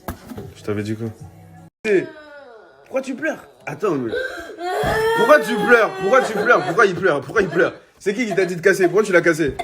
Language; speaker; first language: French; native; French